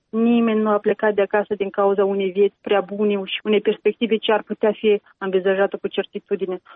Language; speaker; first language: Romanian; native; Romanian